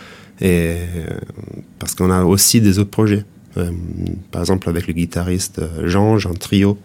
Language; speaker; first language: French; non-native, fluent; Italian